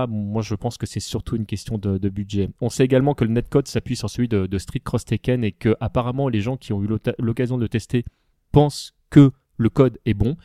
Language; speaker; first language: French; native; French